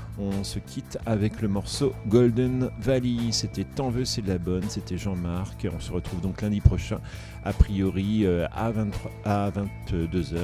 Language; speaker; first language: French; native; French